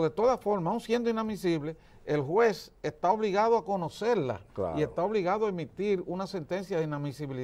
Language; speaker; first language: Spanish; native; Spanish